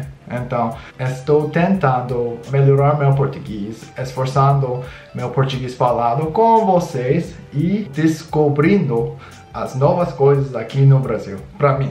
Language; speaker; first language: Portuguese; non-native, learner; English